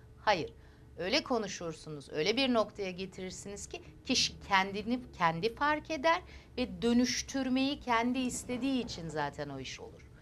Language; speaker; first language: Turkish; early bilingual, heritage; Turkish